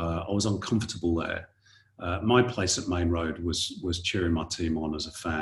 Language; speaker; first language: English; native; English